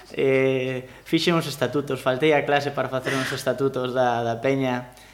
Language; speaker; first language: Galician; native; Galician